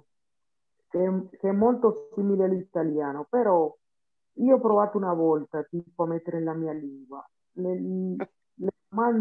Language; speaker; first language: Italian; non-native, fluent; Spanish